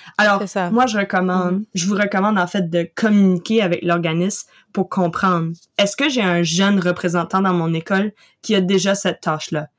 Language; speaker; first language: French; native; French